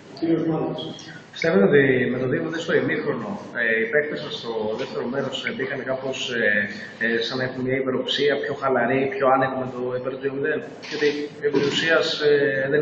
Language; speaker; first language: Greek; native; Greek